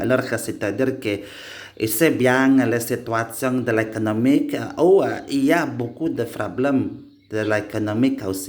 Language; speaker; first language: French; non-native, learner; Indonesian